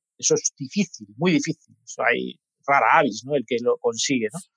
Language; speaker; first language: Spanish; native; Spanish